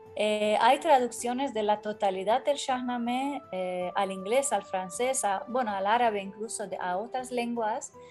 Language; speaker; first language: Spanish; non-native, fluent; Persian